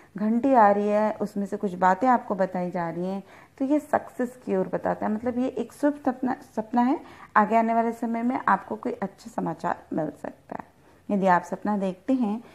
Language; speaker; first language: Hindi; native; Hindi